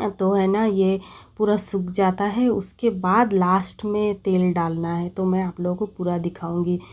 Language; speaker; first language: Hindi; non-native, local second language; Bangla